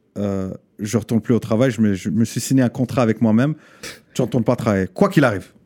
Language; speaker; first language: French; non-native, local second language; Arabic